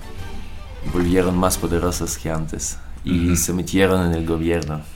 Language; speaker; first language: Spanish; non-native, learner; Russian